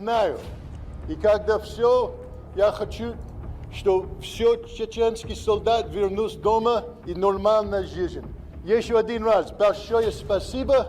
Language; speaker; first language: Russian; non-native, learner; English